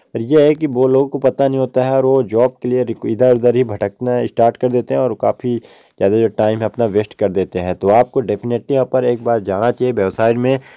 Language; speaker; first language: Hindi; native; Hindi